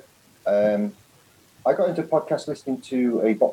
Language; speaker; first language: English; native; English